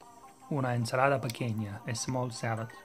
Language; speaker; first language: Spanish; non-native, learner; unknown